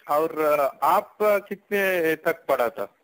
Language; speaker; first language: Hindi; non-native, local second language; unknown